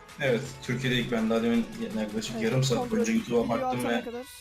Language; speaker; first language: Turkish; native; Turkish